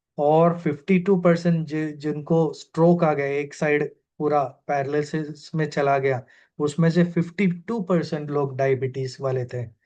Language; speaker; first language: Hindi; non-native, local second language; Malayalam